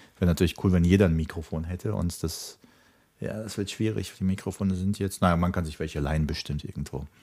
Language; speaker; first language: German; early bilingual, other home language; Czech